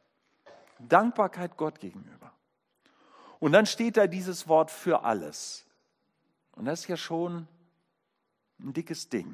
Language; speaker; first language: German; native; German